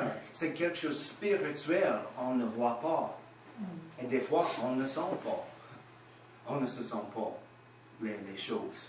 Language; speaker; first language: French; non-native, fluent; English